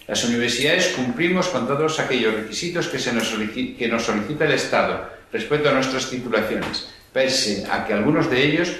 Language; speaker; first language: Spanish; native; Spanish